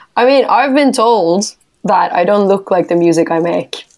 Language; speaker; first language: English; non-native, fluent; Norwegian